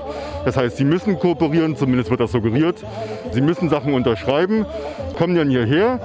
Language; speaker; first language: German; native; German